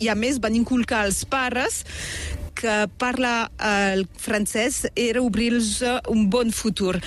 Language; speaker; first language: Catalan; native; Catalan